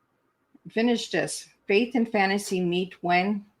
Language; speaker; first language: English; native; English